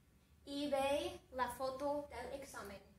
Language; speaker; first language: Spanish; non-native, fluent; English